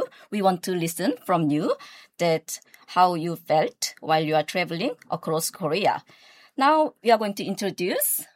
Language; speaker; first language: English; non-native, learner; Korean